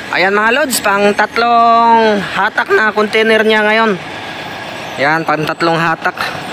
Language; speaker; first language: Filipino; non-native, local second language; Cebuano